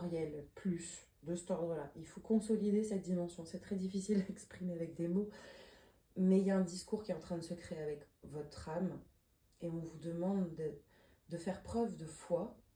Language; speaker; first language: French; native; French